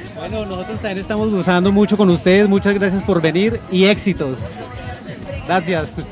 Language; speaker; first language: Spanish; native; Spanish